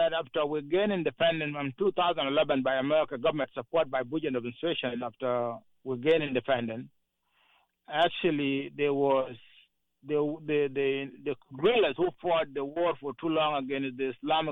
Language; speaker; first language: English; non-native, fluent; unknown